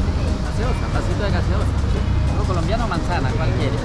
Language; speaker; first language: Spanish; native; Spanish